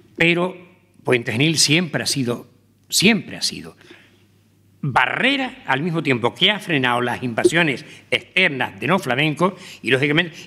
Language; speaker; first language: Spanish; native; Spanish